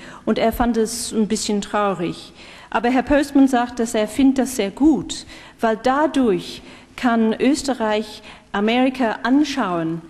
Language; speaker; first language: German; non-native, fluent; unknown